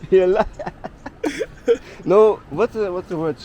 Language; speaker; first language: English; non-native, fluent; German